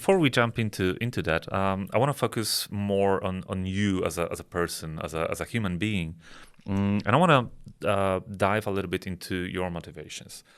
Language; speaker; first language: English; non-native, fluent; Polish